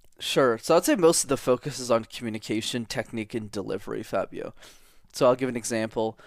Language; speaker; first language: English; native; English